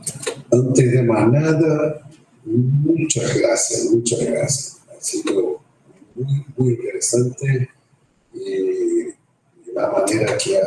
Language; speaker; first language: Spanish; non-native, fluent; Portuguese